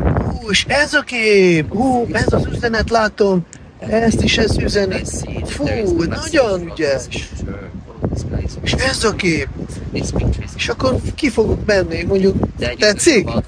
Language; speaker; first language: Hungarian; non-native, fluent; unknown